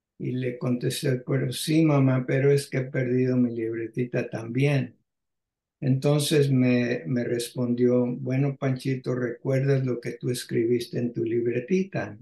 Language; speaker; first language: Spanish; early bilingual, heritage; Spanish